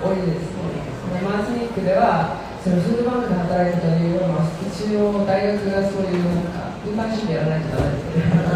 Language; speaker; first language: Japanese; early bilingual, heritage; Japanese